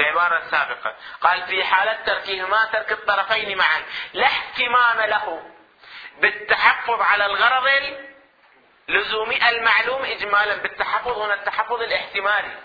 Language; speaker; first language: Arabic; native; Arabic